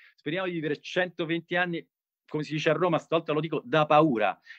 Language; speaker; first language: Italian; native; Italian